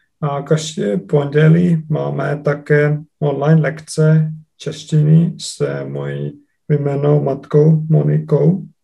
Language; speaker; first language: Czech; non-native, learner; Estonian